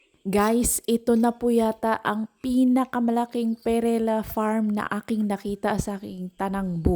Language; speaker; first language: Filipino; non-native, local second language; Cebuano